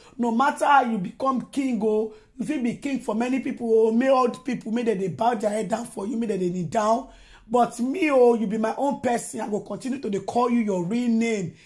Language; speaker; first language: Nigerian Pidgin; non-native, local second language; Yoruba